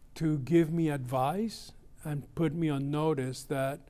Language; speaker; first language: English; early bilingual, other home language; Spanish